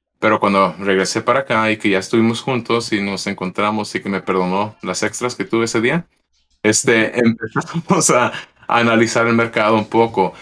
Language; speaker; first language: Spanish; early bilingual, heritage; Spanish